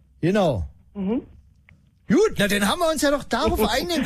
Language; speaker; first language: German; native; German